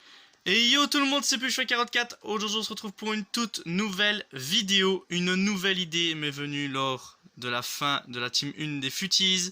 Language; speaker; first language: French; native; French